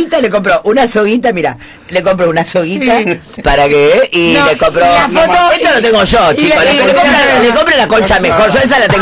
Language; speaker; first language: Spanish; native; Spanish